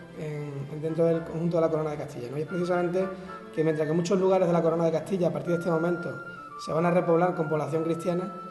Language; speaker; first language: Spanish; native; Spanish